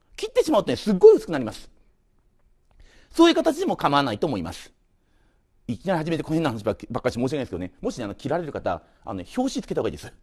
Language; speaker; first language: Japanese; native; Japanese